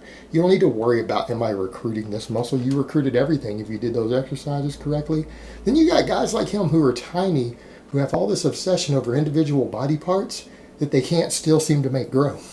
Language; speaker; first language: English; native; English